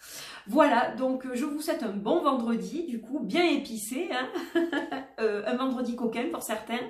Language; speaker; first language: French; native; French